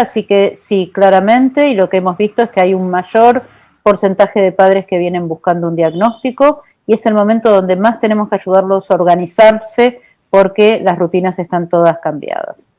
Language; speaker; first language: Spanish; native; Spanish